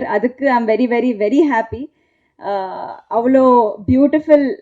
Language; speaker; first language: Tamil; non-native, learner; Telugu